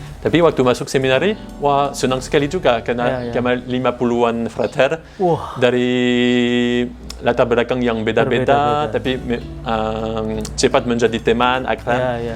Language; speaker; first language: Indonesian; non-native, fluent; French